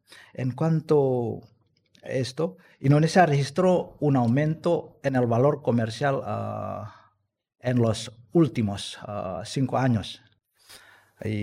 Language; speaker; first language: Spanish; non-native, fluent; Indonesian